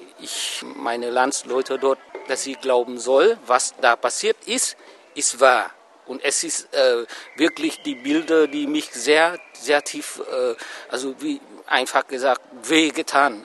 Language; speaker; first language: German; non-native, fluent; Vietnamese